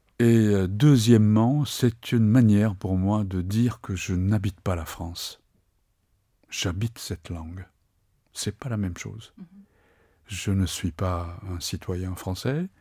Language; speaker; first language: French; non-native, fluent; Japanese